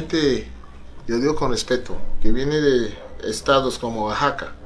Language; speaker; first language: Spanish; non-native, fluent; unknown